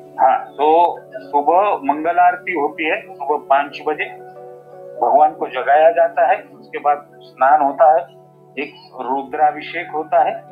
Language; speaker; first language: Hindi; non-native, local second language; Marathi